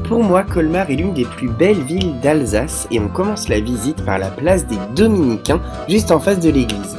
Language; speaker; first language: French; native; French